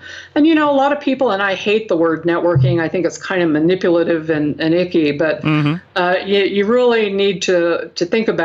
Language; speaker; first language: English; native; English